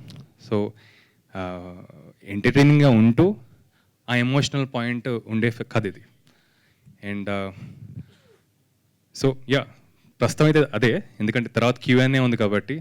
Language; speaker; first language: Telugu; native; Telugu